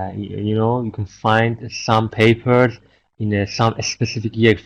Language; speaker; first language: English; non-native, fluent; Persian